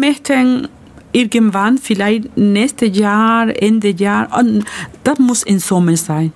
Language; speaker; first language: German; non-native, learner; Spanish